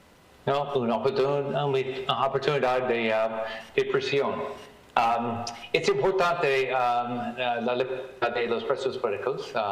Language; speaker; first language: Spanish; non-native, learner; English